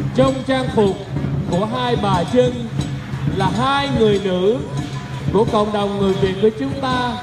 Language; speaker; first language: Vietnamese; native; Vietnamese